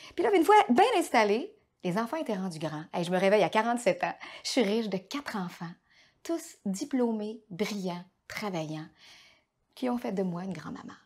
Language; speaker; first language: French; native; French